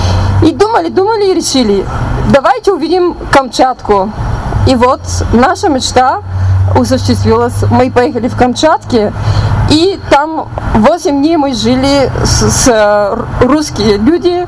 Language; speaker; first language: Russian; non-native, learner; Bulgarian